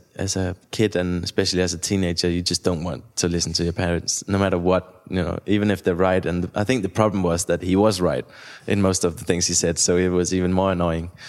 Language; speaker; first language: English; non-native, fluent; Danish